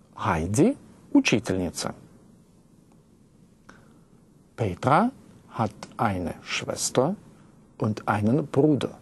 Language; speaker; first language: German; non-native, fluent; Russian